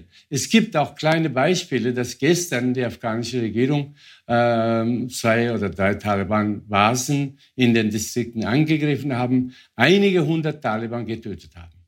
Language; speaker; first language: German; non-native, fluent; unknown